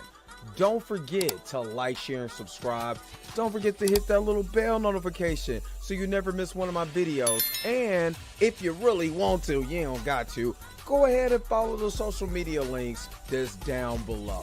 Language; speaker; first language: English; native; English